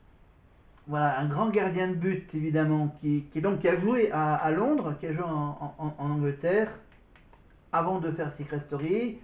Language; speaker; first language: French; native; French